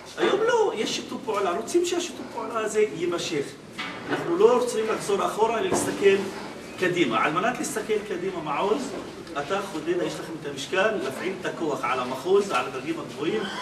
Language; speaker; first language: Hebrew; non-native, local second language; Arabic